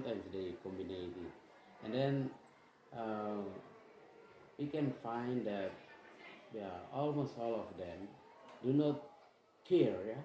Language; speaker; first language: English; non-native, fluent; Indonesian